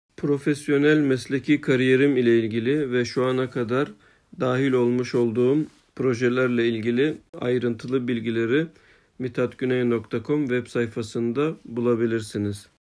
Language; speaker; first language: Turkish; early bilingual, heritage; Turkish